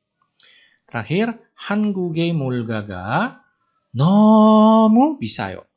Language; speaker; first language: Korean; non-native, fluent; Indonesian